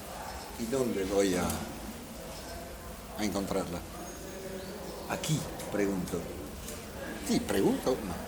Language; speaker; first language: Spanish; non-native, learner; Italian